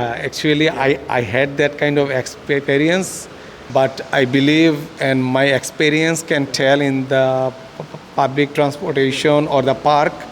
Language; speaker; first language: English; non-native, fluent; Bangla